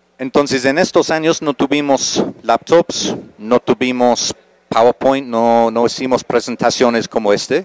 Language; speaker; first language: Spanish; non-native, fluent; English